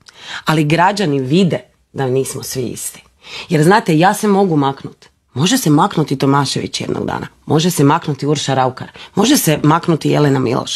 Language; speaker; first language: Croatian; native; Croatian